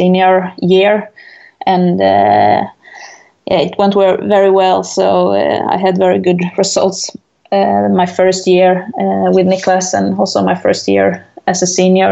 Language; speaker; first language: English; non-native, fluent; Swedish